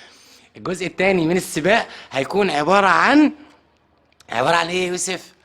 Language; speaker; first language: Arabic; native; Arabic